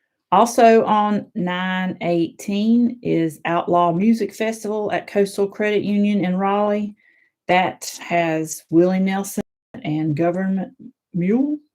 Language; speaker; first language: English; native; English